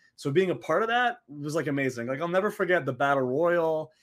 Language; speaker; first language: English; early bilingual, other home language; Arabic